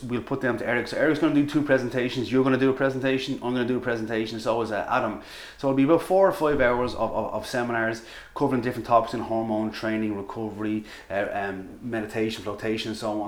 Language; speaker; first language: English; native; English